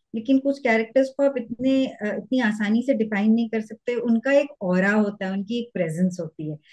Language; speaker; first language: Hindi; native; Hindi